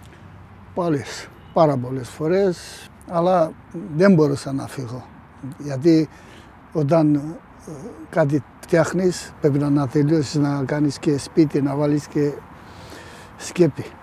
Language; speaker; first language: Greek; early bilingual, heritage; Greek